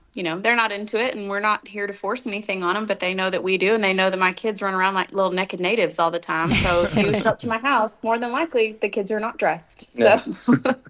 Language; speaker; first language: English; native; English